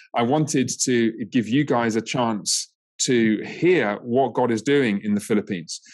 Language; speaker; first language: English; native; English